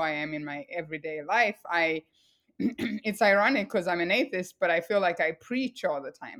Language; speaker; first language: English; non-native, local second language; Shona